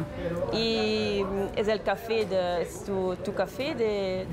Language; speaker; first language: Spanish; non-native, learner; Dutch